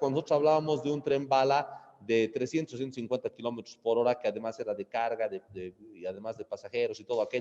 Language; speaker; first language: Spanish; native; Spanish